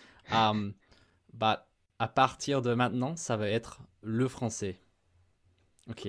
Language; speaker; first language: French; non-native, fluent; English